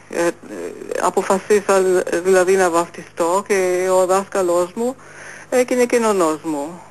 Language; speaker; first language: Greek; non-native, fluent; German